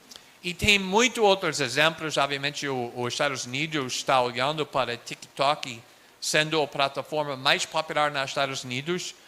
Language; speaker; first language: Portuguese; non-native, fluent; English